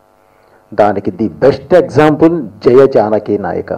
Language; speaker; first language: Telugu; native; Telugu